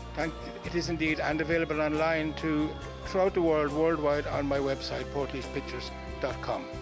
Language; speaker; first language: English; native; English